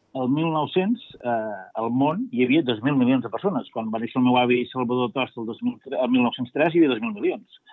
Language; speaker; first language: Catalan; native; Catalan